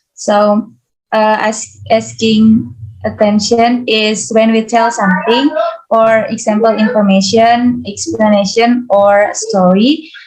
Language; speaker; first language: English; non-native, learner; Indonesian